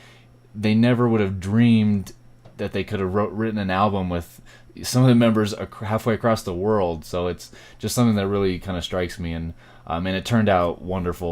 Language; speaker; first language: English; native; English